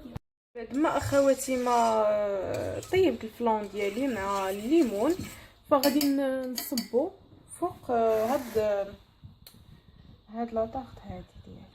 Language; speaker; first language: Arabic; native; Arabic